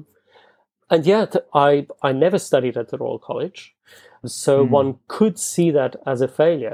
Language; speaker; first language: English; non-native, local second language; Afrikaans